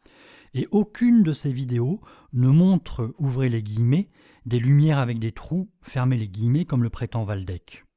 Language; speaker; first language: French; native; French